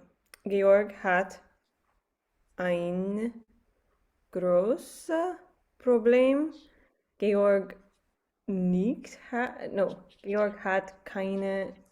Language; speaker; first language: German; non-native, learner; English